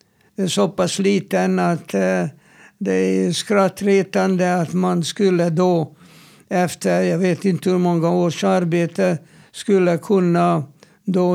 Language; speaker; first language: Swedish; non-native, fluent; Hungarian